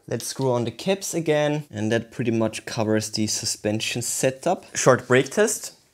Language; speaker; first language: English; non-native, fluent; German